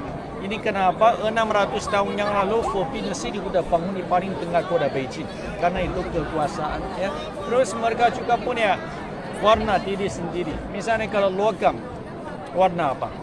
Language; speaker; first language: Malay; non-native, fluent; Chinese